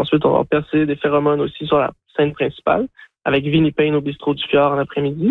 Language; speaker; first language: French; native; French